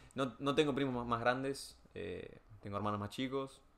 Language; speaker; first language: Spanish; native; Spanish